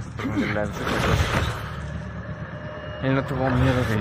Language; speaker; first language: Spanish; native; Spanish